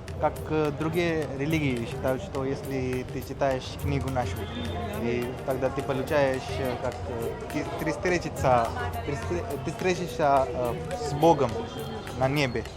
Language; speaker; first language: Russian; non-native, learner; Hindi